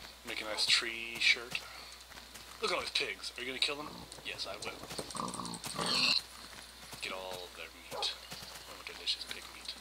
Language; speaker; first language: English; native; English